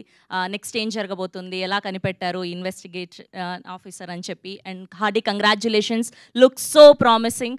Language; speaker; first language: Telugu; native; Telugu